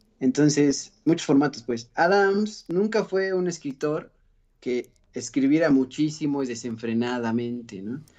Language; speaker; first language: Spanish; native; Spanish